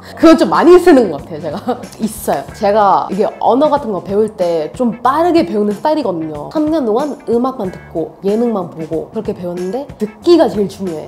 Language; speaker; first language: Korean; non-native, fluent; Hindi